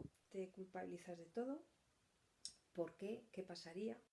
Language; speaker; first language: Spanish; native; Spanish